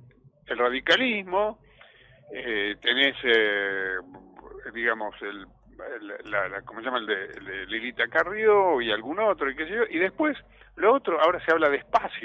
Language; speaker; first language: Spanish; native; Spanish